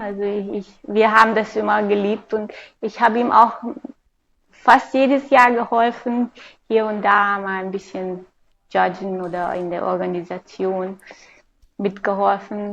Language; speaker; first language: German; non-native, fluent; Hungarian